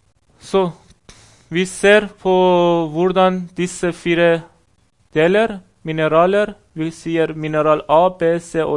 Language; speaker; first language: Norwegian; non-native, fluent; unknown